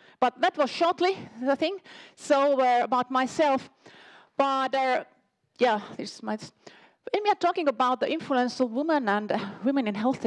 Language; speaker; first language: English; non-native, fluent; Finnish